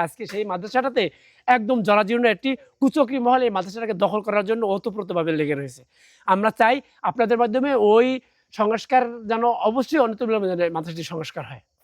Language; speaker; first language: Bangla; native; Bangla